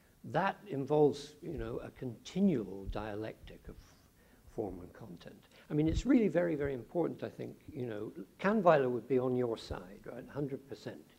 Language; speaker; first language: English; native; English